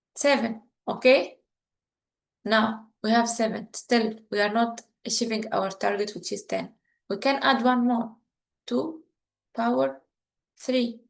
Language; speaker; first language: English; non-native, fluent; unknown